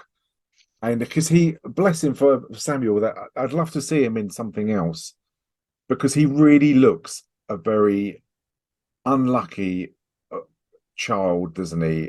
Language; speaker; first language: English; native; English